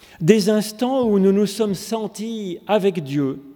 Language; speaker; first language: French; native; French